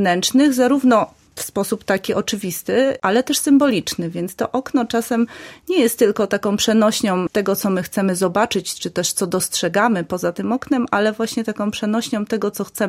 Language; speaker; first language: Polish; native; Polish